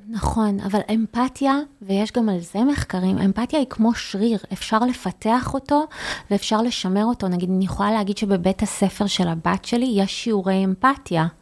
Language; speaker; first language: Hebrew; native; Hebrew